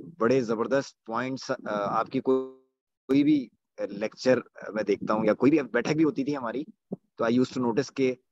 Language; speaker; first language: Urdu; native; Urdu